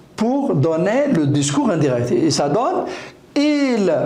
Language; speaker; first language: French; non-native, local second language; Arabic